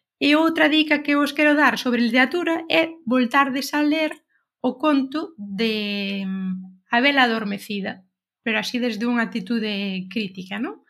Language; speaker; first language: Galician; native; Galician